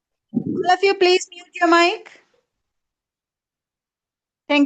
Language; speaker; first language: English; non-native, local second language; Tamil